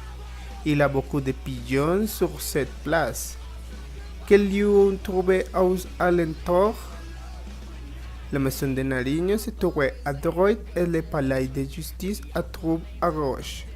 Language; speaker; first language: French; non-native, learner; Spanish